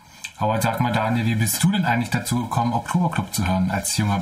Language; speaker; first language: German; native; German